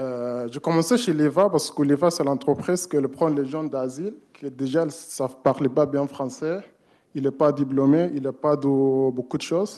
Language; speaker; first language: French; non-native, learner; Arabic